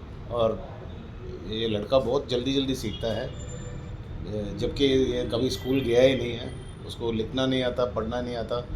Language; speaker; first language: Hindi; non-native, local second language; Malayalam